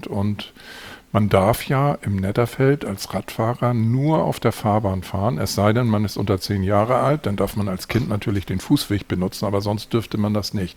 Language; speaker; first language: German; native; German